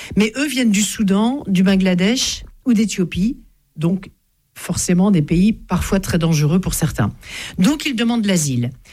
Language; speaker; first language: French; native; French